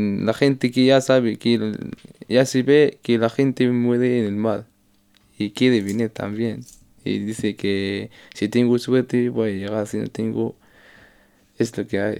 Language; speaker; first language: Spanish; non-native, learner; Arabic